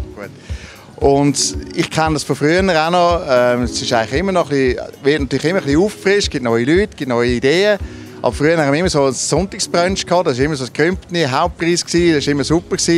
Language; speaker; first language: German; native; German